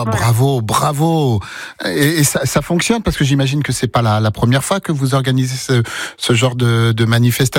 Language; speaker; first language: French; native; French